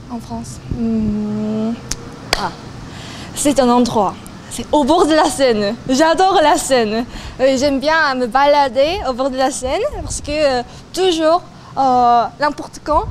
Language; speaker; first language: French; non-native, learner; Korean